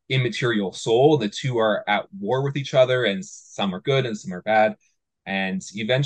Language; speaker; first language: English; native; English